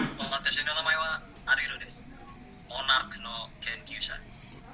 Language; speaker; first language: Japanese; non-native, learner; Indonesian